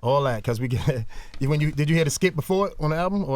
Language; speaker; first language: English; native; English